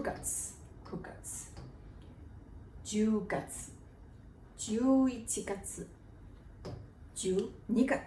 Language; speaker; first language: Japanese; non-native, fluent; Chinese